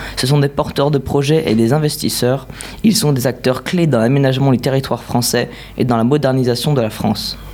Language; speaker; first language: French; native; French